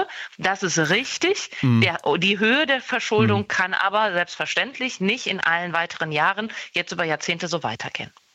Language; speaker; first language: German; native; German